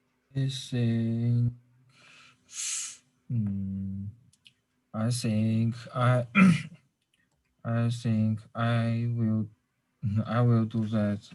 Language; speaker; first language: English; non-native, learner; Chinese